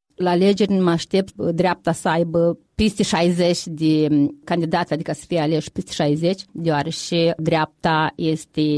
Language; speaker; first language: Romanian; native; Romanian